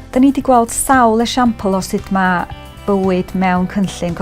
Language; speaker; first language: Welsh; native; Welsh